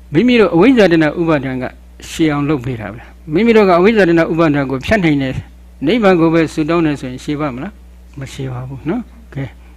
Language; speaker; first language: Burmese; native; Burmese